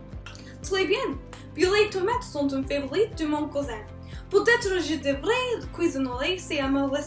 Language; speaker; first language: French; non-native, learner; English